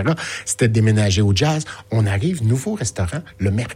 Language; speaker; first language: French; native; French